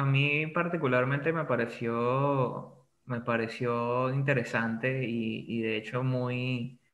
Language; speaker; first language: Spanish; non-native, fluent; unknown